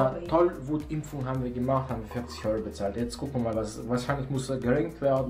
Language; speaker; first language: German; native; German